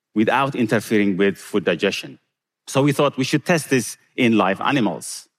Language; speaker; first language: English; non-native, fluent; Tigrinya